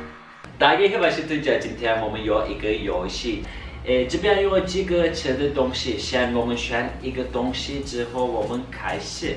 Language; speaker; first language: Chinese; non-native, learner; Turkish